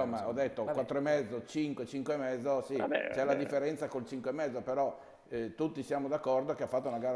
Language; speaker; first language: Italian; native; Italian